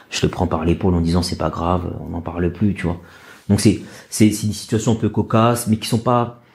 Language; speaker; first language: French; native; French